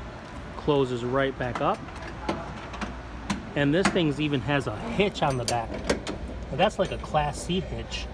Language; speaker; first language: English; native; English